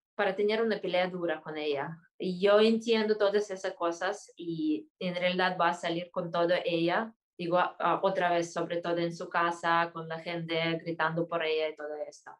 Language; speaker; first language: Spanish; non-native, fluent; Kyrgyz